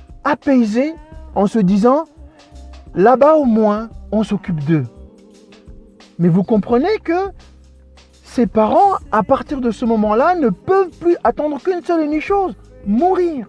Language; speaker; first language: French; early bilingual, other home language; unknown